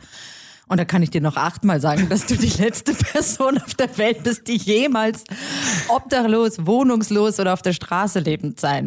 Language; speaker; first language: German; native; German